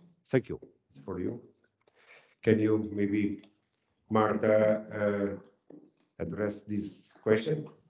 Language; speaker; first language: English; non-native, fluent; Portuguese